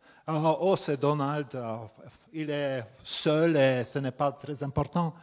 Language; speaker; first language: French; non-native, fluent; Latvian